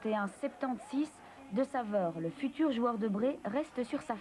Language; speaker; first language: French; native; French